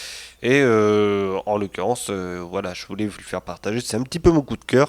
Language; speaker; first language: French; native; French